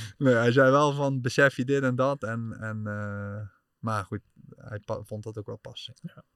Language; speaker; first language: Dutch; native; Dutch